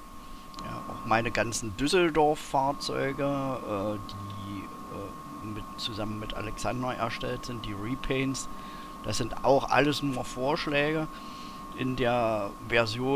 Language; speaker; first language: German; native; German